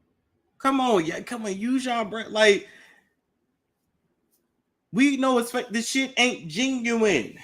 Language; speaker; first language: English; native; English